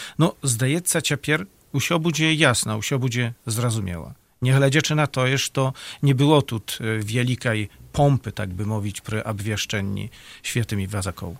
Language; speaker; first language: Belarusian; native; Belarusian